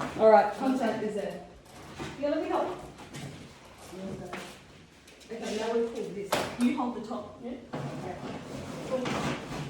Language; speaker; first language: English; native; English